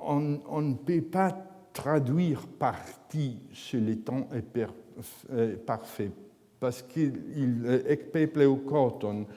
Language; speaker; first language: French; non-native, fluent; Italian